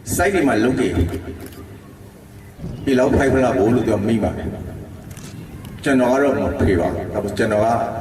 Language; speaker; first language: Burmese; native; Burmese